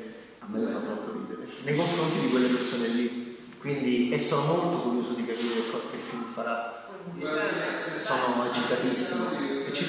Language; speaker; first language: Italian; native; Italian